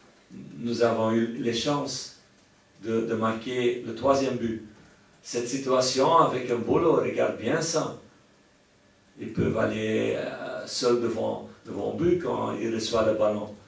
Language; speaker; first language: French; non-native, local second language; Dutch